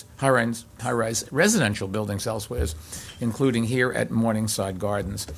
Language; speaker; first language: English; native; English